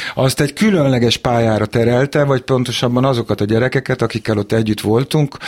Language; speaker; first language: Hungarian; native; Hungarian